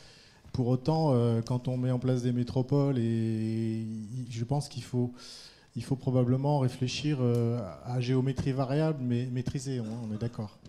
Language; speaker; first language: French; native; French